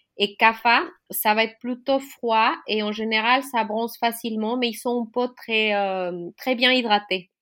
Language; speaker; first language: French; non-native, fluent; Spanish